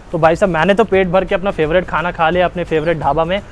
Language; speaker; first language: Hindi; non-native, local second language; Telugu